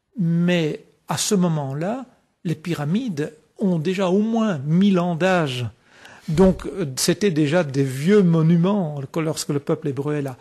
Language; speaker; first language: French; native; French